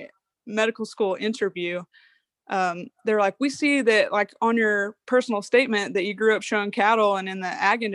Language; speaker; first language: English; native; English